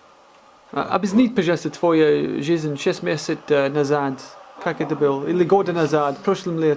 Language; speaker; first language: Russian; non-native, learner; English